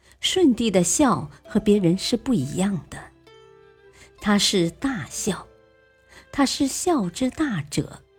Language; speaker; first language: Chinese; native; Chinese